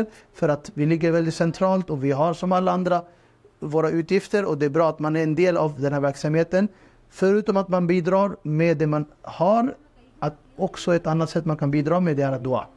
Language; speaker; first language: Swedish; non-native, fluent; Urdu